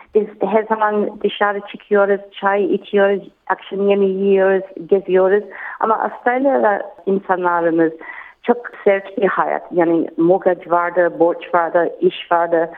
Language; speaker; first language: Turkish; non-native, learner; English